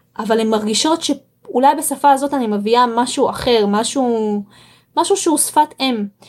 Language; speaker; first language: Hebrew; early bilingual, other home language; Russian